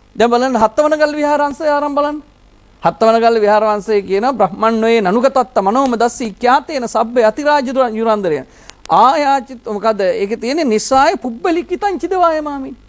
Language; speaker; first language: Sinhala; native; Sinhala